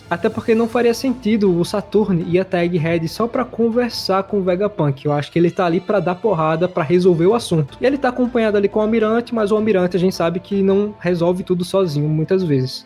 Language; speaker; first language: Portuguese; native; Portuguese